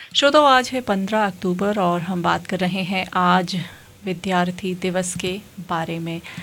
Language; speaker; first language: Hindi; native; Hindi